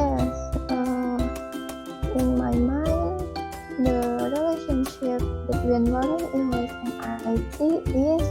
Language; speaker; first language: English; non-native, learner; Indonesian